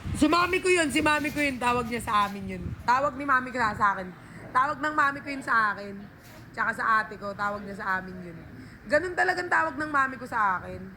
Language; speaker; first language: Filipino; native; Filipino